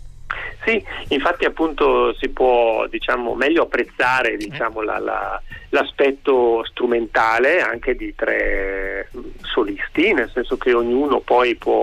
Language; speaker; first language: Italian; native; Italian